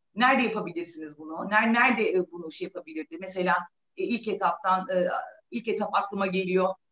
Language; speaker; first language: Turkish; native; Turkish